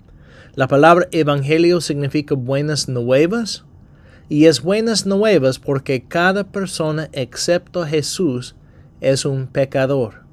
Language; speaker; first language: Spanish; non-native, fluent; English